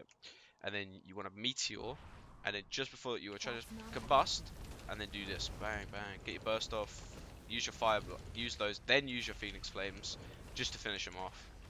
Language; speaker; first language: English; native; English